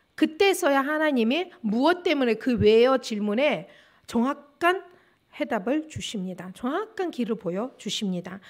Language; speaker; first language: Korean; non-native, fluent; Russian